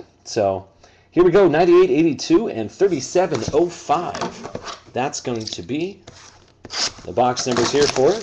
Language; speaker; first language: English; native; English